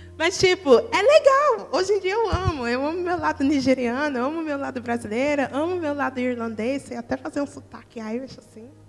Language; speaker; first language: Portuguese; early bilingual, heritage; Portuguese